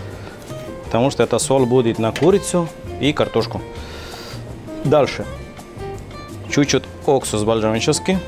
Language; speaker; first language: Russian; non-native, learner; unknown